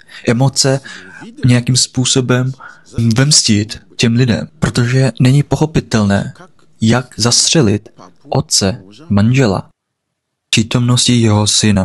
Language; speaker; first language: Czech; non-native, fluent; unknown